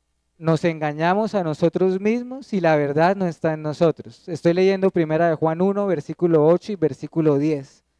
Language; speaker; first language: Spanish; native; Spanish